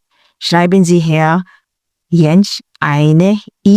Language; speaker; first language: German; non-native, learner; Filipino